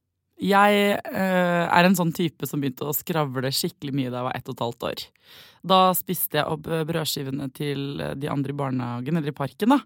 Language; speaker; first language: Norwegian; native; Norwegian